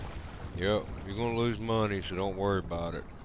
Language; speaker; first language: English; native; English